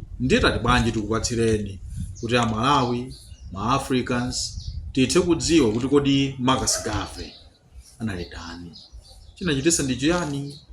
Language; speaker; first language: Nyanja; native; Nyanja